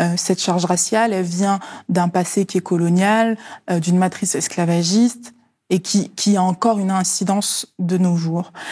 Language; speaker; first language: French; early bilingual, other home language; Lingala